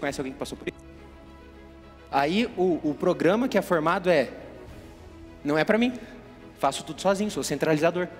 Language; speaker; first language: Portuguese; native; Portuguese